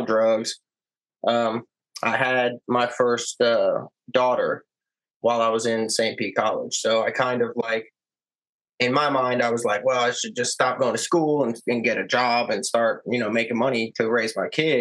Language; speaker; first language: English; native; English